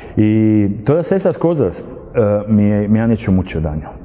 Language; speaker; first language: Spanish; non-native, fluent; Serbian